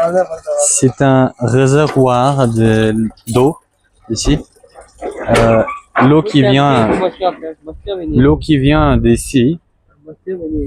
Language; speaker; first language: French; non-native, learner; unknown